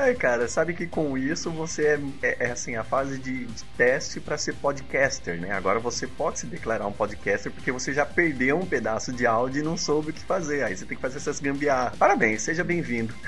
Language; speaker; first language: Portuguese; native; Portuguese